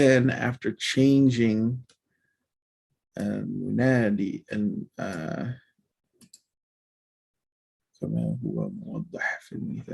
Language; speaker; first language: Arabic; non-native, fluent; English